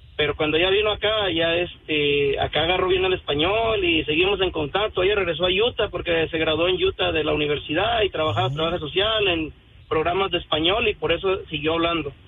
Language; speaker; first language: Spanish; native; Spanish